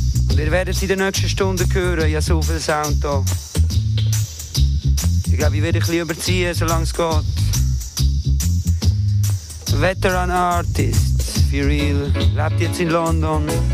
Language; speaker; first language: German; native; German